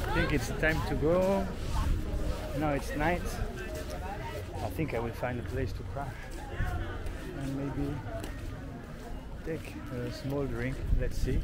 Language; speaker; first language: English; non-native, fluent; French